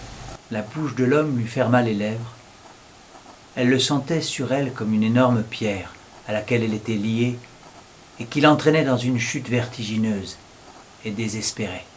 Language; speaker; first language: French; native; French